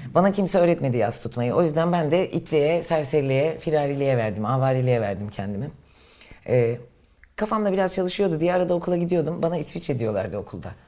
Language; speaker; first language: Turkish; native; Turkish